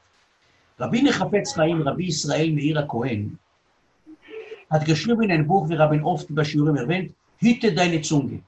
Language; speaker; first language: German; non-native, learner; Hebrew